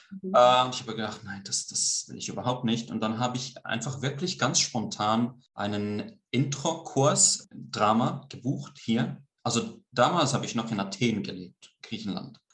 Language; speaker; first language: German; early bilingual, heritage; Swiss German